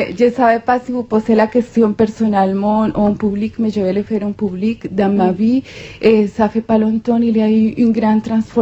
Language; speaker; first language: French; non-native, fluent; Spanish